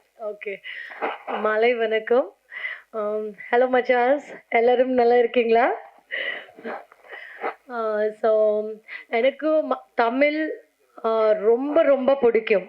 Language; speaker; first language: Tamil; non-native, learner; Kannada